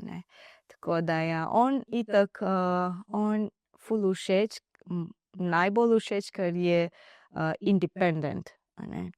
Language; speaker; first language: Slovenian; non-native, learner; Divehi